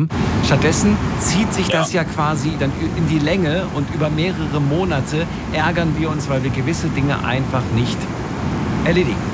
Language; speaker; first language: German; native; German